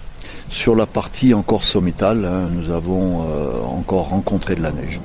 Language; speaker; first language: French; native; French